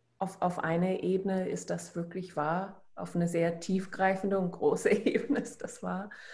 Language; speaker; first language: German; non-native, fluent; English